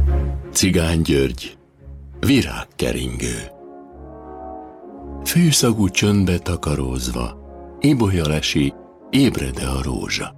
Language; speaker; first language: Hungarian; native; Hungarian